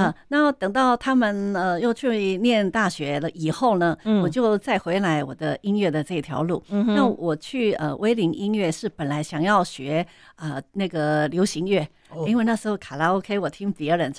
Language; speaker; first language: Chinese; non-native, local second language; Min Nan Chinese